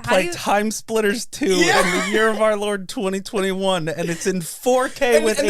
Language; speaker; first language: English; native; English